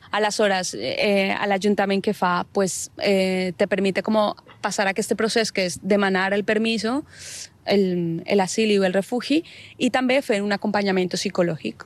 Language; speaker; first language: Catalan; non-native, fluent; Spanish